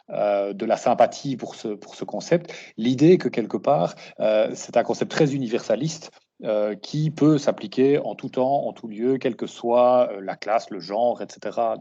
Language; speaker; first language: French; native; French